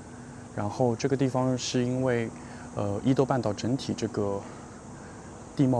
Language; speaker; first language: Chinese; native; Chinese